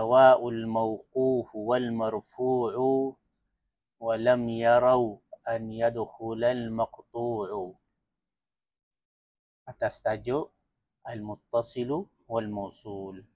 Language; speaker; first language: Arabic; non-native, fluent; Malay